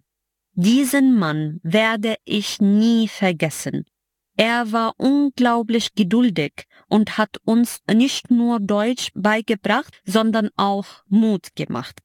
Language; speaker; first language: German; non-native, fluent; Arabic